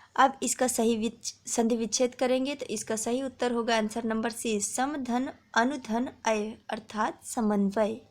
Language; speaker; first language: Hindi; native; Hindi